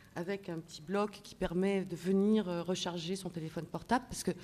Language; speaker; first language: French; native; French